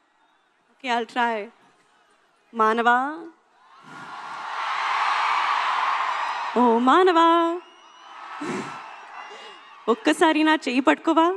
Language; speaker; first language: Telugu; non-native, local second language; Hindi